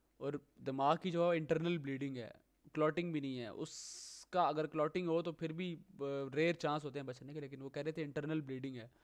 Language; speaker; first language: Urdu; native; Urdu